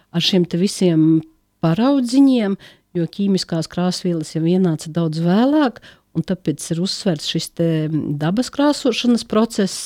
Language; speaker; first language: Latvian; native; Latvian